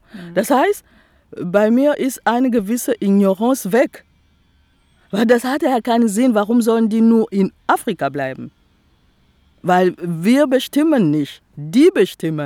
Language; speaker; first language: German; non-native, fluent; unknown